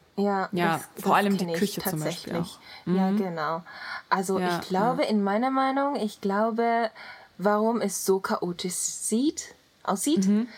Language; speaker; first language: German; non-native, learner; Japanese